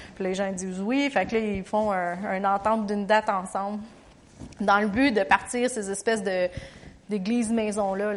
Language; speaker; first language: French; native; French